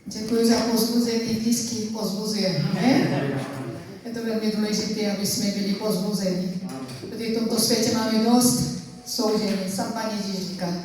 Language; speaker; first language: Czech; non-native, learner; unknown